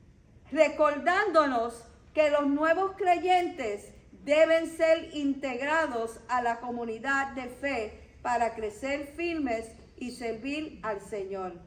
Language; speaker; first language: Spanish; native; Spanish